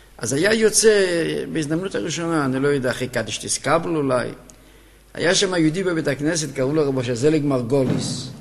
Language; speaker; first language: Hebrew; native; Hebrew